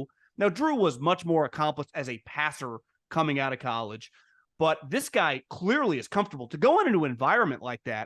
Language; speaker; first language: English; native; English